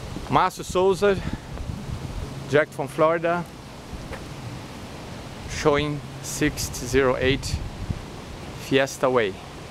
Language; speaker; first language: English; non-native, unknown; Portuguese